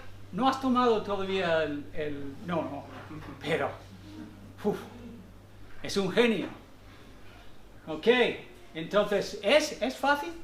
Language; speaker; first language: Spanish; non-native, fluent; English